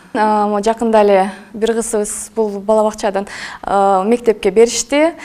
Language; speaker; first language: Kyrgyz; non-native, local second language; Russian